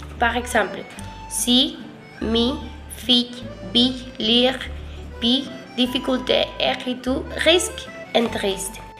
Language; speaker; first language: French; non-native, learner; Spanish